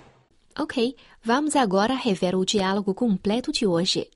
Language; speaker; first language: Portuguese; non-native, fluent; Chinese